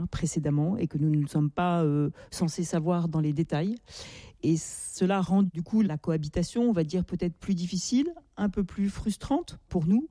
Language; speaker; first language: French; native; French